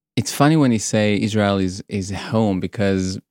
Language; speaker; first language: English; non-native, fluent; Hebrew